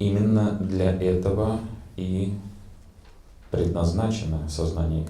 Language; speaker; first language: Russian; native; Russian